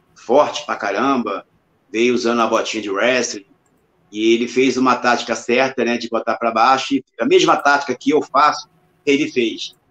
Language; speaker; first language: Portuguese; native; Portuguese